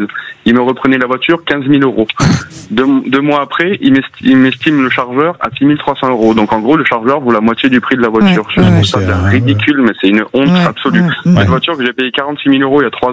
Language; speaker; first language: French; native; French